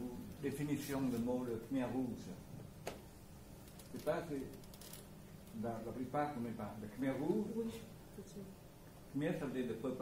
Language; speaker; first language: French; non-native, learner; Khmer